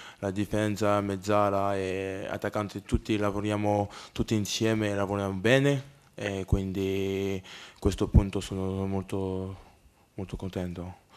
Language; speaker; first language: Italian; non-native, learner; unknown